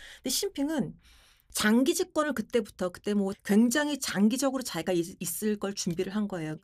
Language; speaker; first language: Korean; native; Korean